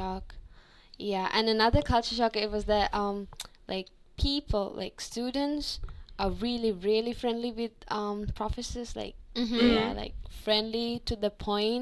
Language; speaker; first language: English; non-native, local second language; Sinhala